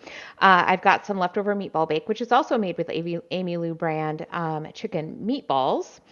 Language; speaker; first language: English; native; English